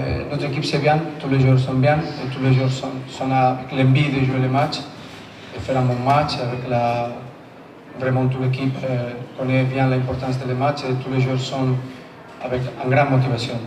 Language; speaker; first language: French; non-native, learner; Spanish